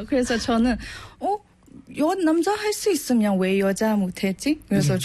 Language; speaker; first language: Korean; non-native, learner; Thai